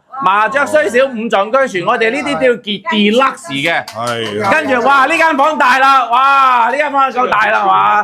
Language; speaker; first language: Cantonese; native; Cantonese